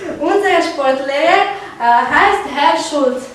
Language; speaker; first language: German; non-native, learner; Ukrainian